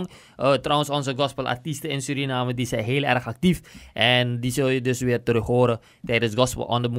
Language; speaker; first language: Dutch; native; Dutch